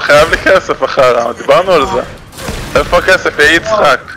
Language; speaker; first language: Hebrew; native; Hebrew